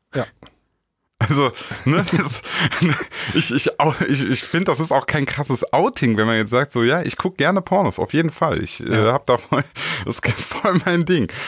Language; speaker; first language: German; native; German